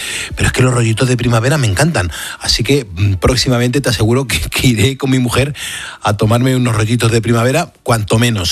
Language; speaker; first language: Spanish; native; Spanish